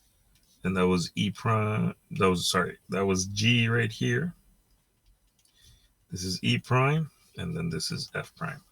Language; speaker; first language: English; native; English